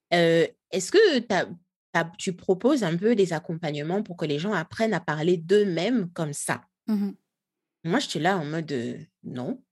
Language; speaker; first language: French; non-native, local second language; Lingala